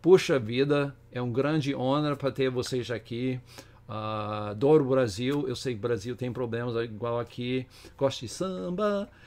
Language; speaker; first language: Portuguese; non-native, fluent; English